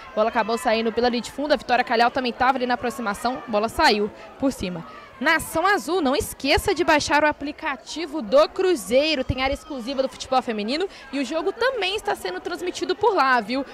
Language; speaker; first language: Portuguese; native; Portuguese